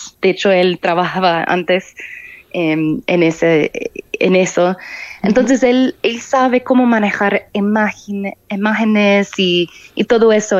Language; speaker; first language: Spanish; non-native, fluent; English